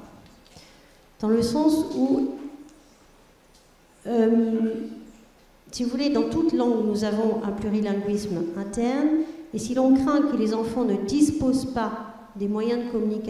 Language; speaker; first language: French; non-native, fluent; German